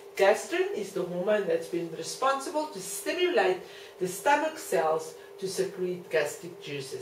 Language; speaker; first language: English; non-native, local second language; Afrikaans